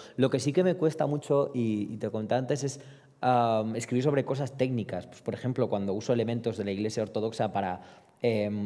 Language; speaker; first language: Spanish; early bilingual, other home language; Romanian